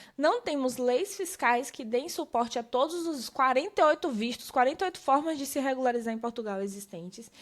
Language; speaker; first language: Portuguese; native; Portuguese